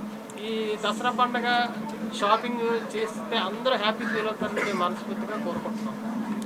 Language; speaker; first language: Telugu; native; Telugu